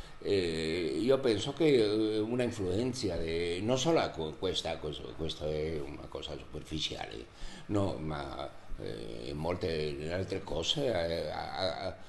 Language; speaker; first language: Italian; non-native, learner; Spanish